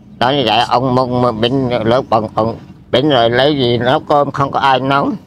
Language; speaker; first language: Vietnamese; non-native, local second language; Eastern Cham